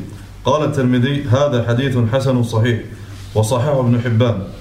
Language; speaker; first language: Arabic; native; Arabic